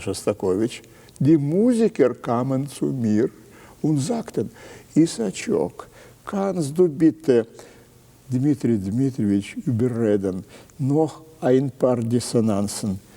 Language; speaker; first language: German; non-native, fluent; Russian